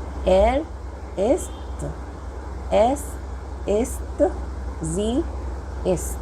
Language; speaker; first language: German; non-native, fluent; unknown